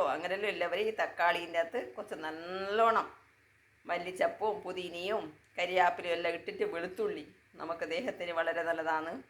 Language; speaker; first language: Malayalam; native; Malayalam